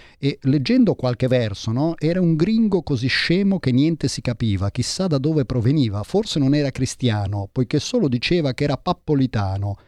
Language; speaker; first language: Italian; early bilingual, heritage; Italian